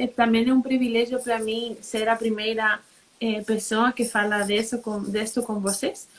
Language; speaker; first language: Portuguese; non-native, fluent; Spanish